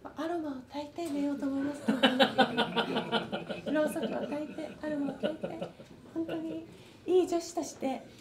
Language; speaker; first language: Japanese; native; Japanese